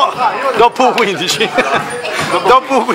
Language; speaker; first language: Italian; native; Italian